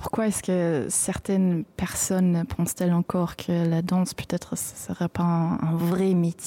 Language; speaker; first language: French; non-native, local second language; Luxembourgish